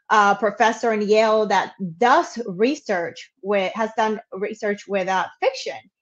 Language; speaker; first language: English; non-native, fluent; Spanish